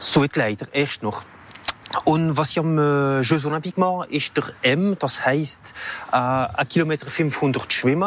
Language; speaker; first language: German; non-native, local second language; French